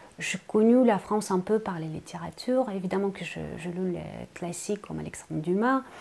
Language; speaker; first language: French; non-native, fluent; Russian